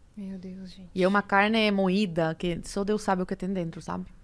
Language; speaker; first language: Portuguese; early bilingual, other home language; Spanish